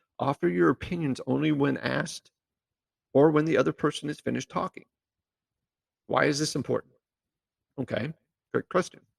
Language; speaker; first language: English; native; English